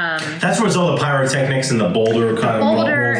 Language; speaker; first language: English; native; English